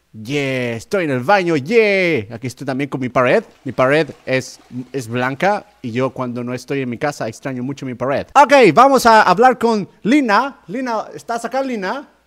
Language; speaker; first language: Spanish; non-native, learner; English